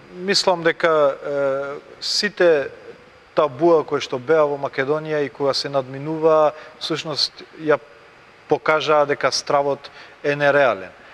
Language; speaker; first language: Macedonian; non-native, local second language; Albanian